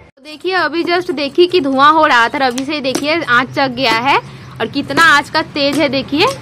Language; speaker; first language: Hindi; non-native, local second language; Bangla